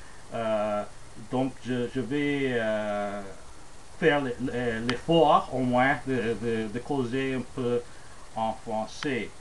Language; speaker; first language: French; non-native, fluent; English